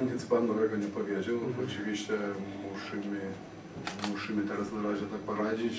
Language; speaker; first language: Polish; non-native, fluent; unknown